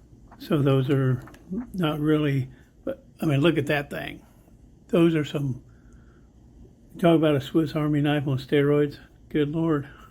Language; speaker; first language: English; native; English